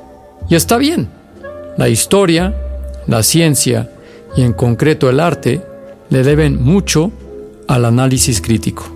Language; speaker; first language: Spanish; native; Spanish